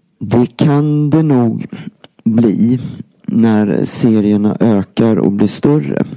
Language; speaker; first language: Swedish; native; Swedish